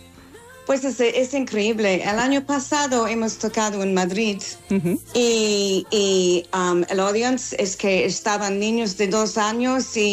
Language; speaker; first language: Spanish; non-native, fluent; English